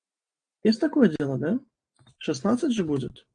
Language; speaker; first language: Russian; native; Russian